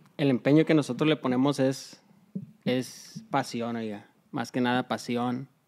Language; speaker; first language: Spanish; early bilingual, heritage; Spanish